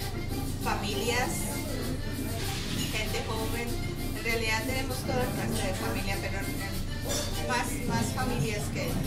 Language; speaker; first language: Spanish; early bilingual, other home language; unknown